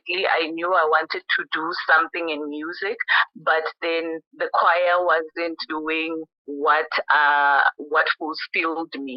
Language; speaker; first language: English; non-native, local second language; Venda